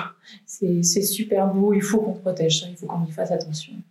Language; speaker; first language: French; native; French